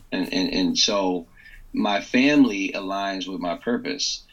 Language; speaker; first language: English; native; English